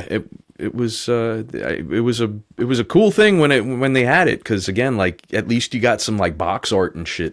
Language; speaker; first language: English; native; English